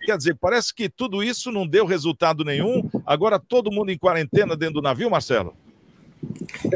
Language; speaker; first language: Portuguese; native; Portuguese